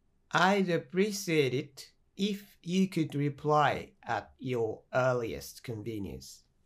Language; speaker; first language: English; non-native, fluent; Japanese